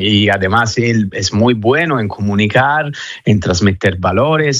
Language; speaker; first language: Spanish; non-native, fluent; Italian